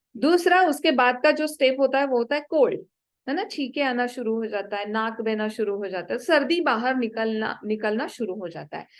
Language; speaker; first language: Hindi; non-native, local second language; Marathi